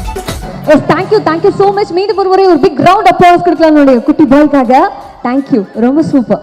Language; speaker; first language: Tamil; native; Tamil